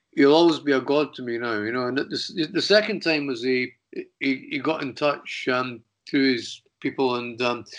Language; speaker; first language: English; native; English